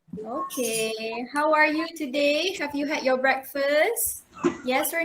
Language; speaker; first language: English; non-native, local second language; Malay